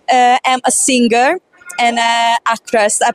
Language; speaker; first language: English; non-native, fluent; Italian